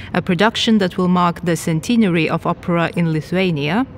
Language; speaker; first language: English; non-native, fluent; Lithuanian